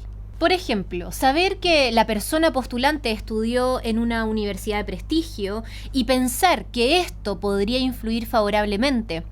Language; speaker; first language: Spanish; native; Spanish